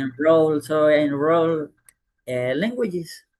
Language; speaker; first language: English; non-native, fluent; Spanish